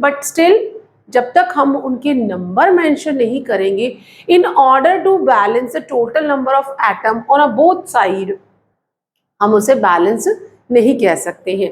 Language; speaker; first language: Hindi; native; Hindi